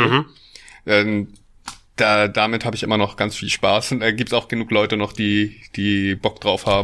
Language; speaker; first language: German; native; German